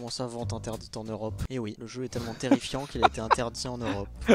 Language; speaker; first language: French; native; French